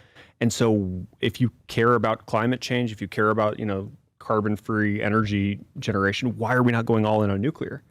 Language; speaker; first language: English; native; English